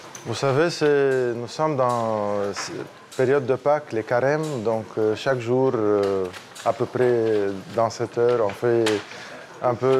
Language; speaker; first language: French; non-native, local second language; Arabic